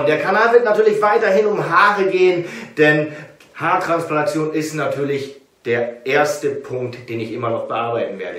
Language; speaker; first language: German; native; German